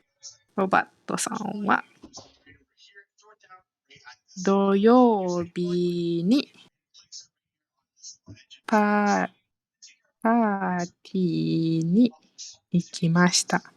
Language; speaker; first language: Japanese; non-native, fluent; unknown